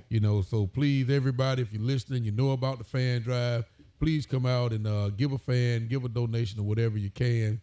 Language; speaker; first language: English; native; English